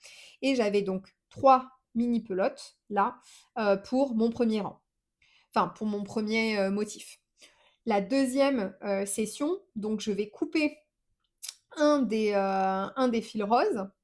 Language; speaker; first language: French; native; French